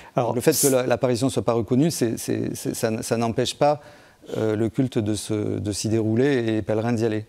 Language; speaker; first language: French; native; French